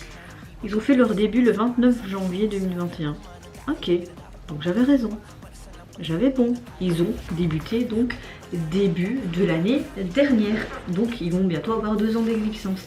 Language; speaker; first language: French; native; French